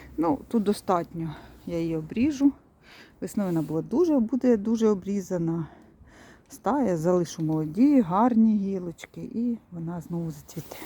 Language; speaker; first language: Ukrainian; native; Ukrainian